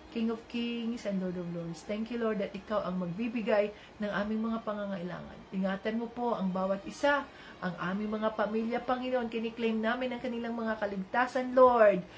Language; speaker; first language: Filipino; native; Filipino